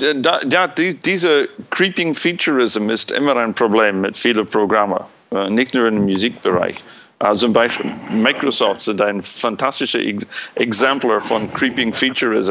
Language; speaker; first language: German; non-native, fluent; English